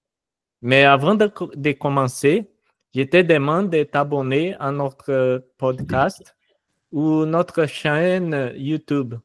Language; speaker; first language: French; non-native, fluent; Portuguese